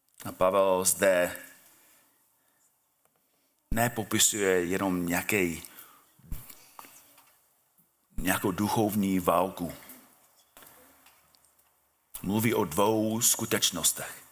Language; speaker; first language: Czech; non-native, fluent; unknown